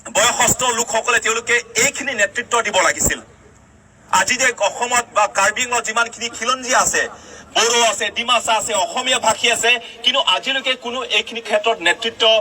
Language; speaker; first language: Assamese; non-native, local second language; Karbi